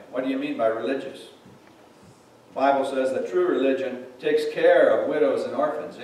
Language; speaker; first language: English; native; English